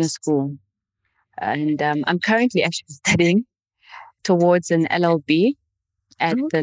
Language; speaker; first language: English; non-native, local second language; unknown